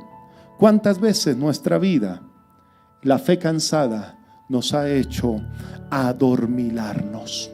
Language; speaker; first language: Spanish; native; Spanish